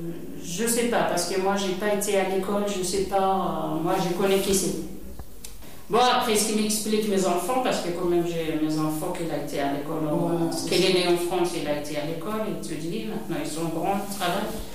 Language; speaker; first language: French; non-native, learner; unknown